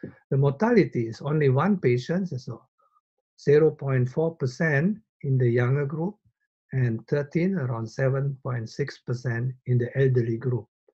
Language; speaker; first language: English; non-native, fluent; Indonesian